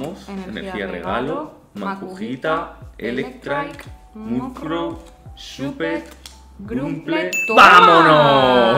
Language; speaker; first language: Spanish; native; Spanish